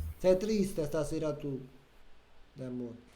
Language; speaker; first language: Italian; native; Italian